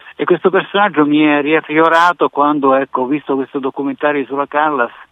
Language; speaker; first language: Italian; early bilingual, heritage; Italian